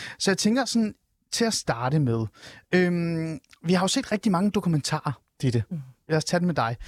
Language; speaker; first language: Danish; early bilingual, other home language; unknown